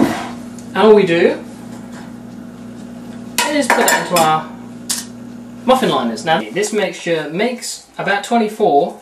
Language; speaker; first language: English; native; English